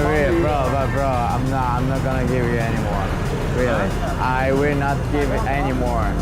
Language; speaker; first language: English; non-native, learner; Japanese